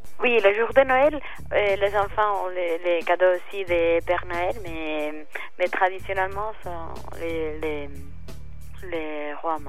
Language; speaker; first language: French; non-native, fluent; Spanish